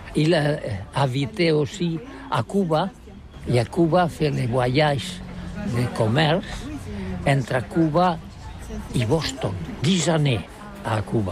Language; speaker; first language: French; non-native, learner; Catalan